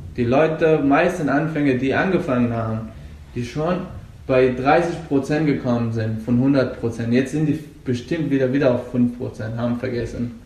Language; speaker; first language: German; non-native, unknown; Persian